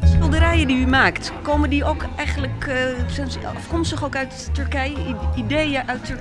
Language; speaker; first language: Dutch; native; Dutch